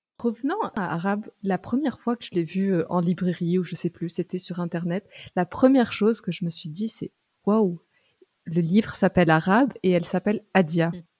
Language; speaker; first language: French; early bilingual, other home language; Arabic